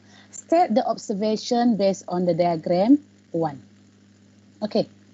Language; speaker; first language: English; non-native, local second language; Malay